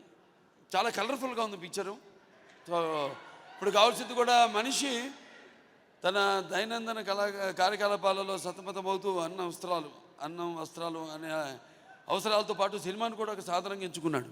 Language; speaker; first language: Telugu; native; Telugu